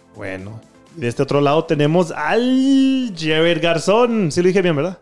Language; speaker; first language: Spanish; early bilingual, heritage; Spanish